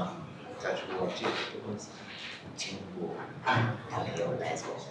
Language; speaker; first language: Chinese; non-native, learner; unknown